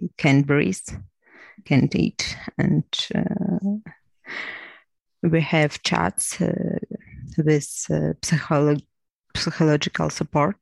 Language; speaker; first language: English; non-native, learner; Ukrainian